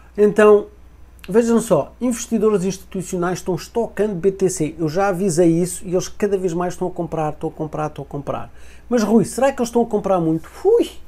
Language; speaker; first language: Portuguese; native; Portuguese